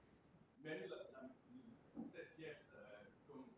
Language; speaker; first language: French; non-native, fluent; English